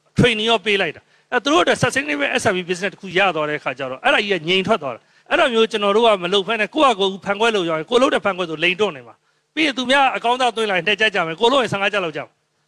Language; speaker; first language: Burmese; native; Burmese